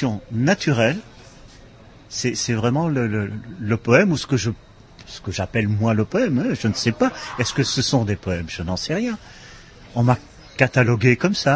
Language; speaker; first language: French; non-native, local second language; Dutch